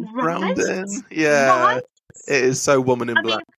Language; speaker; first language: English; native; English